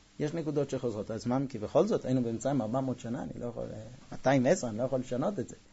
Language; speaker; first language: Hebrew; non-native, fluent; English